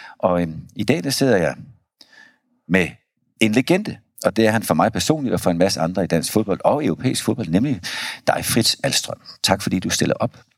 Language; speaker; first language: Danish; native; Danish